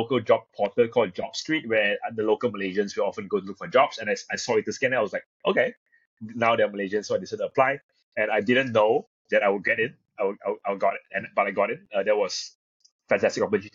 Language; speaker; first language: English; non-native, local second language; Chinese